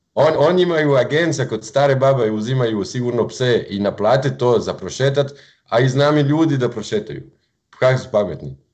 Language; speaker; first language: Croatian; non-native, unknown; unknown